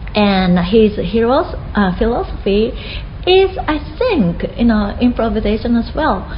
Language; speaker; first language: English; non-native, fluent; Japanese